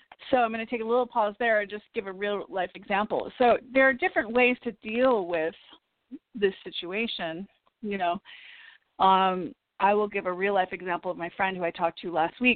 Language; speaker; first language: English; native; English